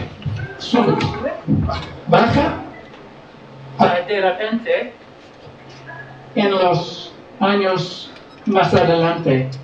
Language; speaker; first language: Spanish; non-native, learner; English